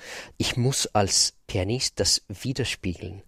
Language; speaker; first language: German; non-native, fluent; Russian